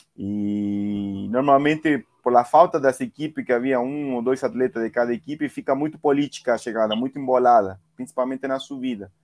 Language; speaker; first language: Portuguese; non-native, fluent; Spanish